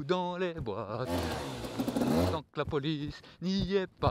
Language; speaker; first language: French; native; French